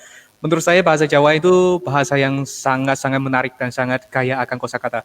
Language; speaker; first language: Indonesian; non-native, fluent; Armenian